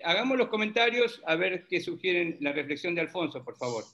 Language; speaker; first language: Spanish; native; Spanish